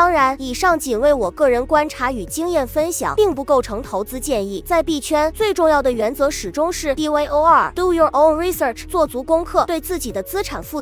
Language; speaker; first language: Chinese; native; Chinese